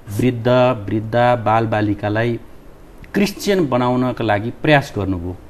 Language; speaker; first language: Nepali; native; Nepali